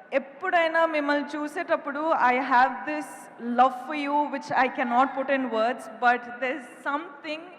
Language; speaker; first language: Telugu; non-native, local second language; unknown